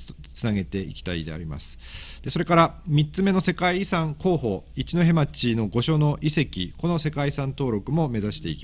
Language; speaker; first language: Japanese; native; Japanese